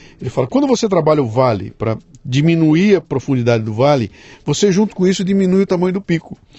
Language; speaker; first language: Portuguese; native; Portuguese